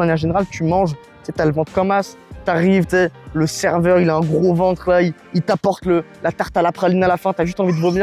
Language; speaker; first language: French; native; French